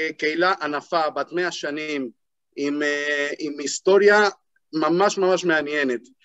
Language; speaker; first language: Hebrew; non-native, fluent; Spanish